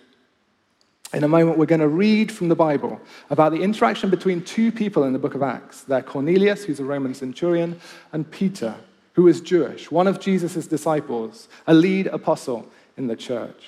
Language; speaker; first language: English; native; English